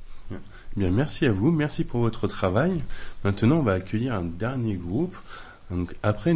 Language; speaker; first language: French; native; French